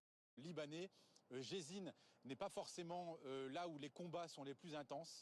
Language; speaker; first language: French; native; French